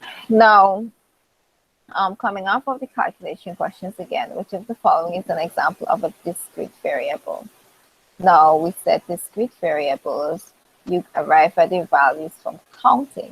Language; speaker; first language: English; native; English